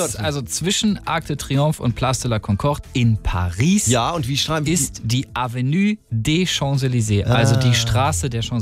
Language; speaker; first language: German; native; German